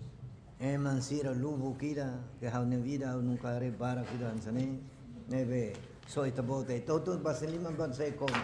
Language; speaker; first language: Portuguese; non-native, local second language; Tetum